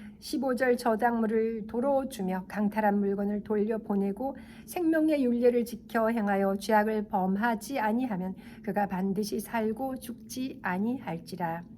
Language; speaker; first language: Korean; native; Korean